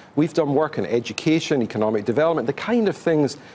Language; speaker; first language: English; native; English